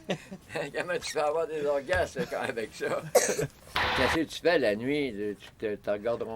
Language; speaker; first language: French; native; French